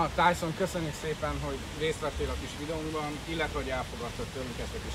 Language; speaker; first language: Hungarian; native; Hungarian